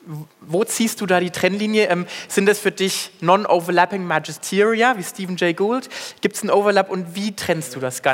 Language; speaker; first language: German; native; German